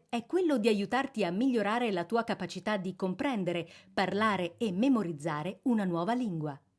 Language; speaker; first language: Italian; native; Italian